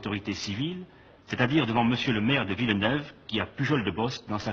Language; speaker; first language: French; native; French